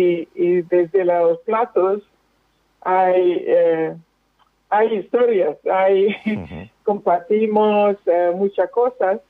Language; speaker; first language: Spanish; non-native, fluent; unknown